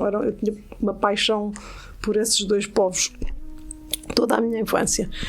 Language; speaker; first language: Portuguese; native; Portuguese